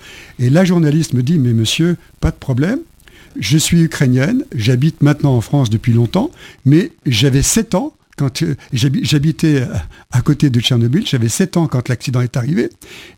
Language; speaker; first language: French; native; French